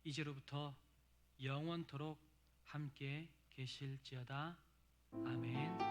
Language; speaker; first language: Korean; native; Korean